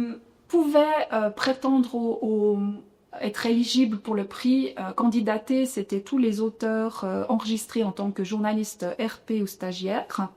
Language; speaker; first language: French; native; French